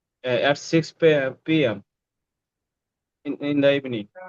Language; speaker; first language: English; non-native, learner; Bangla